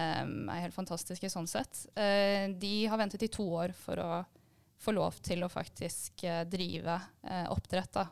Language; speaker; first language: Norwegian; native; Norwegian